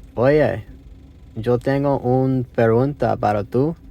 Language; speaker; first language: Spanish; non-native, learner; English